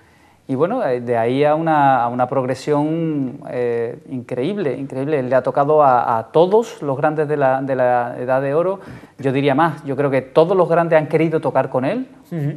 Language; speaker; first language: Spanish; native; Spanish